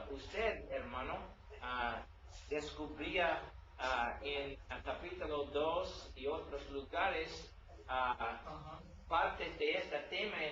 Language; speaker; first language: Spanish; non-native, learner; English